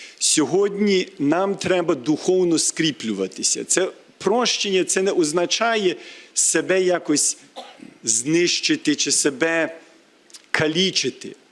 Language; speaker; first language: Ukrainian; early bilingual, heritage; Ukrainian